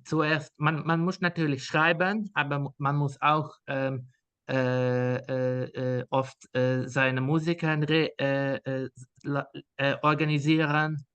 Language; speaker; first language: German; non-native, learner; Dutch